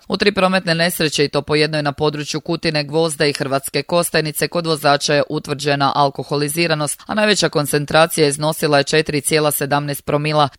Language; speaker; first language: Croatian; native; Croatian